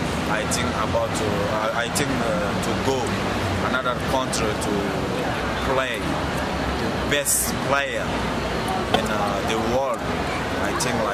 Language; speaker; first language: English; non-native, learner; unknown